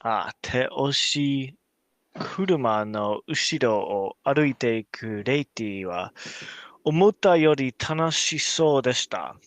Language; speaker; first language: Japanese; non-native, learner; English